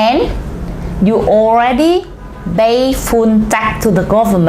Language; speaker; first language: English; non-native, learner; Vietnamese